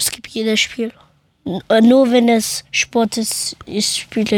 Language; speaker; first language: German; early bilingual, other home language; Persian